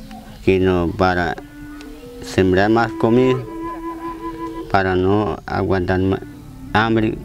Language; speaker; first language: Spanish; non-native, local second language; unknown